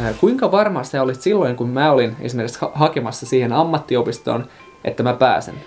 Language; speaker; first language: Finnish; non-native, fluent; Russian